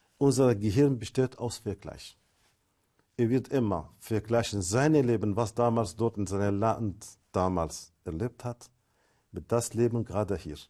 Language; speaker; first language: German; non-native, fluent; Arabic